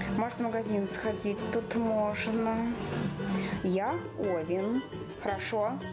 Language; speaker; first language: Russian; native; Russian